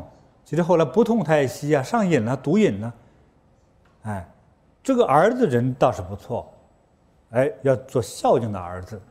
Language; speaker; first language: Chinese; native; Chinese